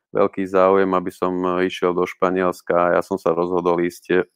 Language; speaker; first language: Slovak; non-native, local second language; Hungarian